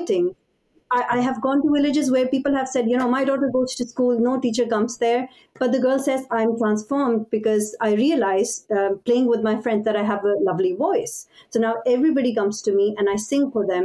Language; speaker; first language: English; non-native, local second language; Pashto